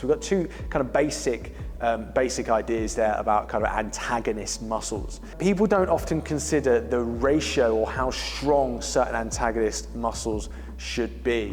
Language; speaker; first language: English; native; English